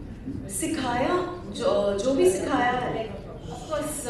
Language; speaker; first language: Hindi; non-native, local second language; Kannada